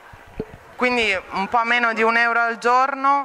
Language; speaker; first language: Italian; native; Italian